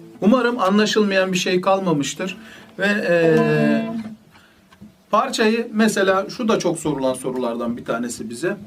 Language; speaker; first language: Turkish; native; Turkish